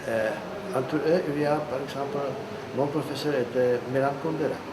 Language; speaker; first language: French; non-native, fluent; Czech